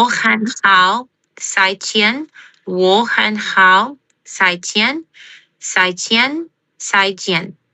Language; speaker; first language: Chinese; non-native, learner; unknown